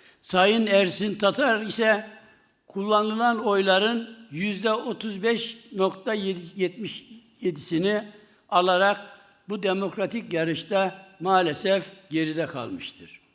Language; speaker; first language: Turkish; native; Turkish